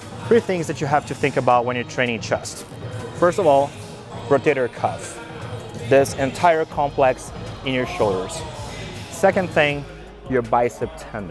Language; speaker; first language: English; non-native, fluent; Portuguese